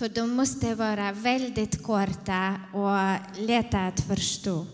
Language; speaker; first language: Swedish; non-native, fluent; Ukrainian